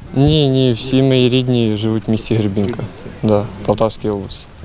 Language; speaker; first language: Ukrainian; native; Ukrainian